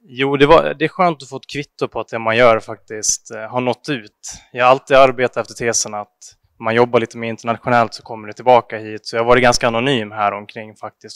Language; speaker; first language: Swedish; native; Swedish